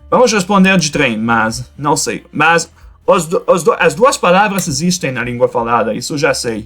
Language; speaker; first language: Portuguese; non-native, fluent; French